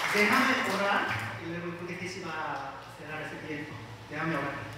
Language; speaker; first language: Spanish; non-native, learner; Korean